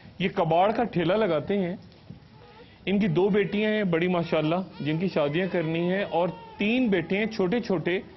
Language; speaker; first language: Urdu; native; Urdu